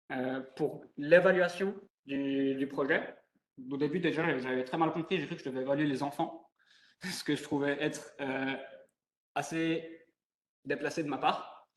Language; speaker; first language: French; native; French